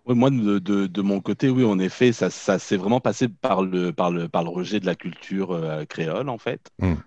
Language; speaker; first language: French; native; French